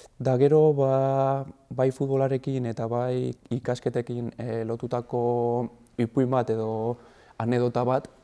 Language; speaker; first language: Basque; native; Basque